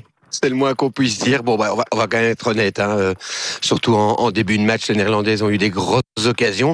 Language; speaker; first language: French; native; French